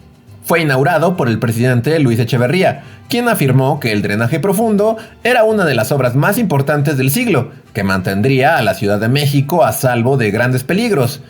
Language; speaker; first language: Spanish; native; Spanish